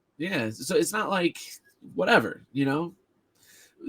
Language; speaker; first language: English; native; English